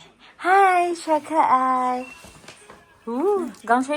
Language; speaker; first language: Chinese; non-native, learner; Filipino